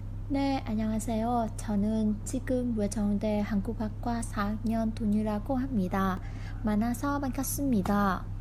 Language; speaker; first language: Korean; non-native, learner; Vietnamese